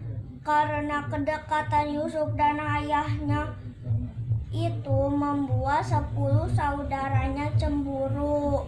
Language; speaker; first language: Indonesian; native; Indonesian